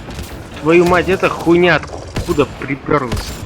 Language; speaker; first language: Russian; native; Russian